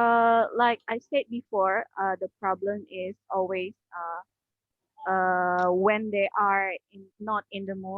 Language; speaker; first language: English; non-native, learner; Indonesian